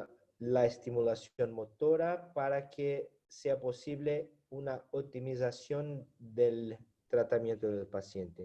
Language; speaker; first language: Spanish; non-native, fluent; Portuguese